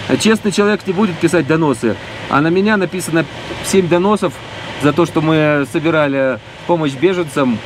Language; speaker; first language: Russian; native; Russian